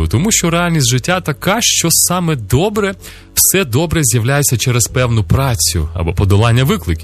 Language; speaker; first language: Ukrainian; native; Ukrainian